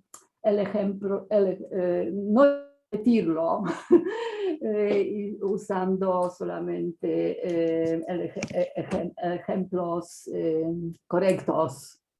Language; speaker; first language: Spanish; non-native, fluent; Polish